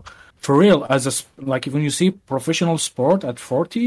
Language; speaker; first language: English; non-native, fluent; Arabic